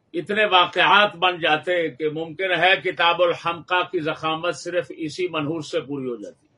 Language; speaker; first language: Urdu; non-native, local second language; Punjabi